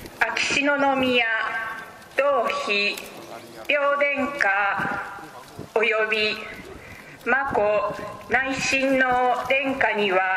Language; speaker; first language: Japanese; native; Japanese